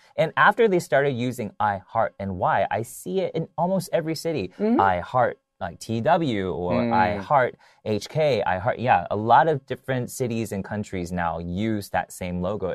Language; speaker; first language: English; early bilingual, other home language; Chinese